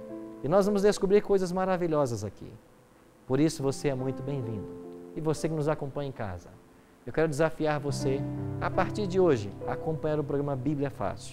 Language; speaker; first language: Portuguese; native; Portuguese